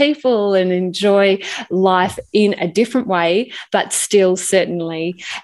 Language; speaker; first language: English; native; English